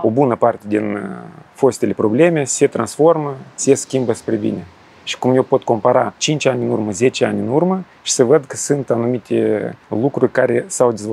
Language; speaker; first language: Romanian; native; Romanian